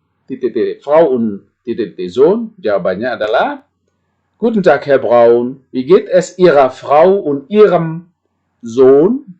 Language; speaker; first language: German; non-native, fluent; Indonesian